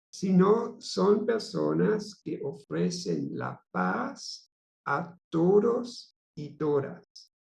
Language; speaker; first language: Spanish; non-native, fluent; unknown